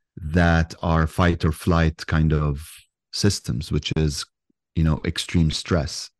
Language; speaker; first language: English; non-native, fluent; Arabic